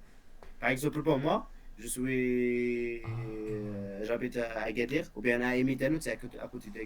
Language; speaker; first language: French; non-native, local second language; Berber languages